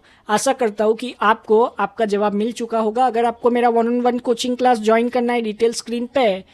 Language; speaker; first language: Hindi; native; Hindi